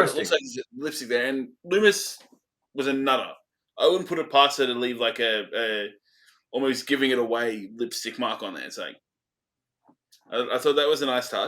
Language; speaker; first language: English; native; English